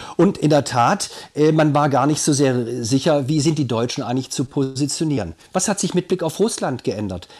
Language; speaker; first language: German; native; German